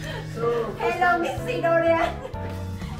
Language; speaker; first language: English; non-native, learner; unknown